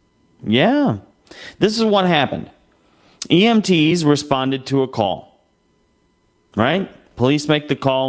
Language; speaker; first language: English; native; English